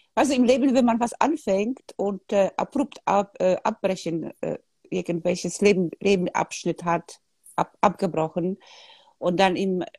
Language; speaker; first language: German; non-native, fluent; Polish